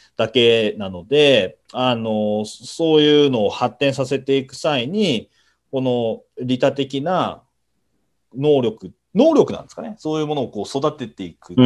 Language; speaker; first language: Japanese; native; Japanese